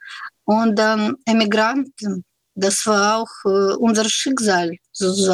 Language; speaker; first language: German; non-native, learner; Russian